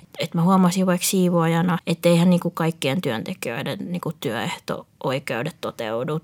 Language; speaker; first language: Finnish; early bilingual, other home language; Vietnamese